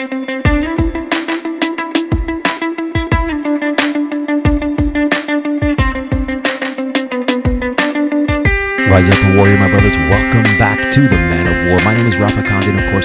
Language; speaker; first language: English; native; English